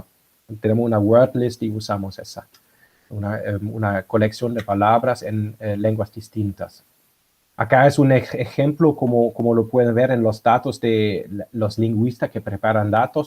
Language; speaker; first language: Spanish; non-native, fluent; German